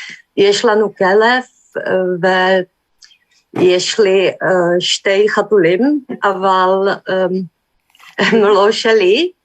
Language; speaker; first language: Hebrew; non-native, learner; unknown